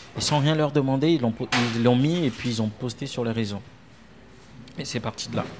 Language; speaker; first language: French; non-native, local second language; Ewe